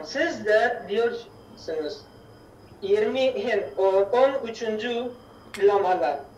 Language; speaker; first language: Turkish; non-native, learner; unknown